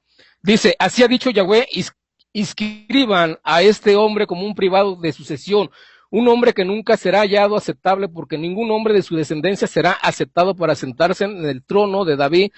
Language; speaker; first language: Spanish; native; Spanish